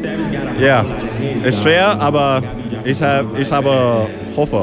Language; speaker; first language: German; non-native, learner; English